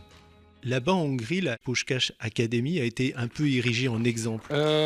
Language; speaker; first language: French; native; French